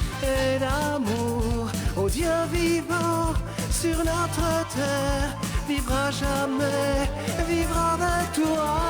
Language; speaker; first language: French; non-native, local second language; Arabic